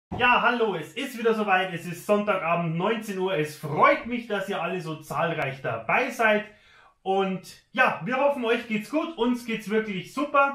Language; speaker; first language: German; native; German